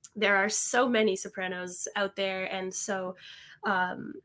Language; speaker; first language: English; native; English